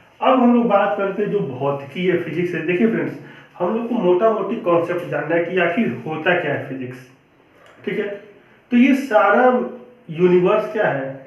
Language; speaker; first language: Hindi; native; Hindi